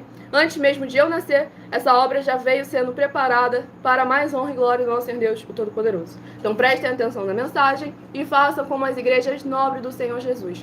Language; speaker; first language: Portuguese; native; Portuguese